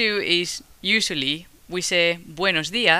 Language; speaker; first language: English; non-native, fluent; Spanish